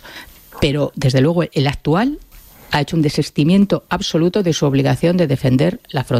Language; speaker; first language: Spanish; native; Spanish